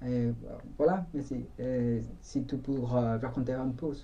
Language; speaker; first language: French; non-native, learner; Spanish